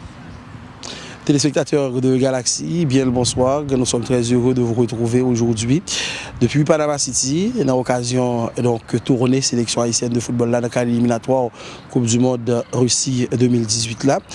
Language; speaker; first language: French; non-native, local second language; Haitian Creole